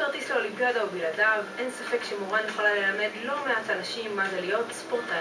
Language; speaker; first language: Hebrew; native; Hebrew